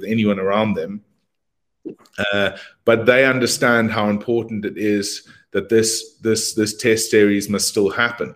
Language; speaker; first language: English; native; English